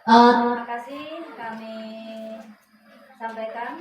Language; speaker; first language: Indonesian; native; Indonesian